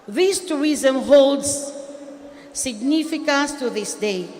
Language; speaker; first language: English; non-native, local second language; Filipino